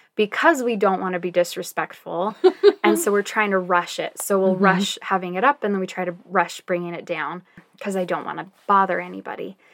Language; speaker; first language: English; native; English